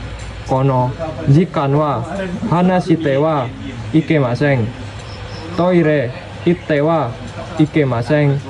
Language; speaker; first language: Japanese; non-native, learner; Indonesian